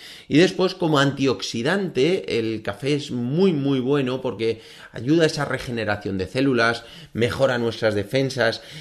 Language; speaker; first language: Spanish; native; Spanish